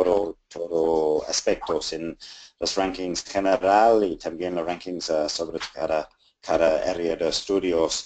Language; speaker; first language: Spanish; non-native, fluent; English